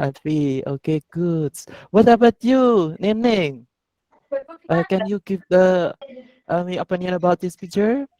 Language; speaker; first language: English; non-native, learner; Indonesian